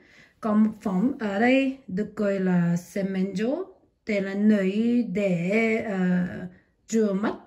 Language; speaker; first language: Vietnamese; non-native, learner; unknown